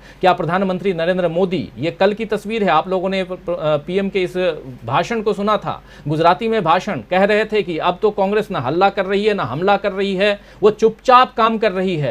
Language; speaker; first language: Hindi; native; Hindi